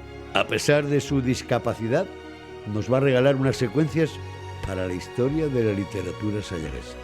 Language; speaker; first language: Spanish; native; Spanish